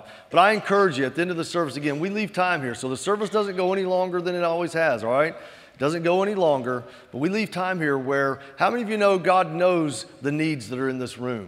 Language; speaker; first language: English; native; English